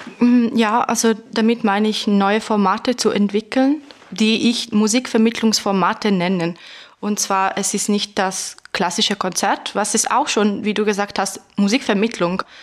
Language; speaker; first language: German; non-native, fluent; Italian